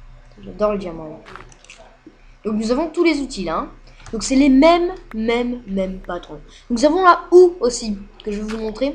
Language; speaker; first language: French; native; French